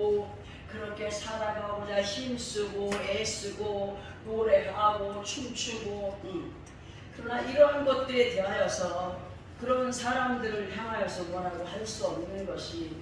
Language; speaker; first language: Korean; native; Korean